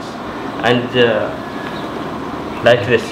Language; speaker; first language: English; non-native, learner; Arabic